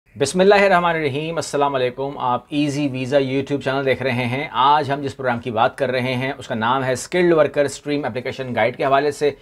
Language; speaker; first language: Urdu; native; Urdu